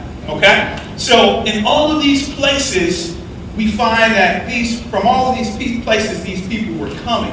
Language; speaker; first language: English; native; English